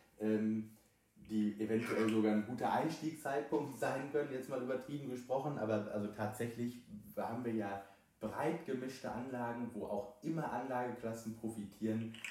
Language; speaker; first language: German; native; German